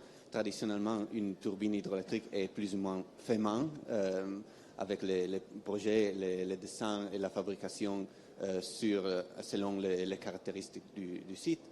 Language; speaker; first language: French; non-native, fluent; Italian